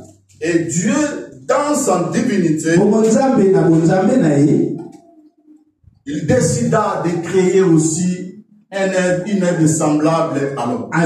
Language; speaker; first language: French; non-native, local second language; Lingala